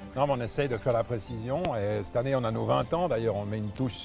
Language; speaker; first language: French; native; French